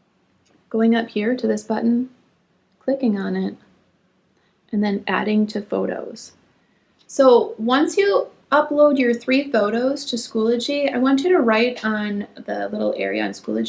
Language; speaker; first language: English; native; English